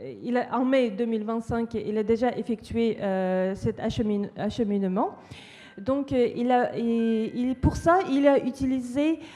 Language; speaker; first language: French; non-native, fluent; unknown